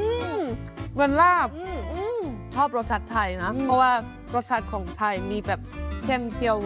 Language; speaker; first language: Thai; non-native, fluent; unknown